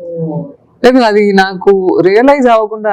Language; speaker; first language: Telugu; non-native, local second language; Tamil